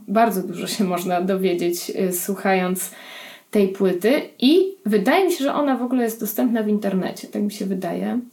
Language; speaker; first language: Polish; native; Polish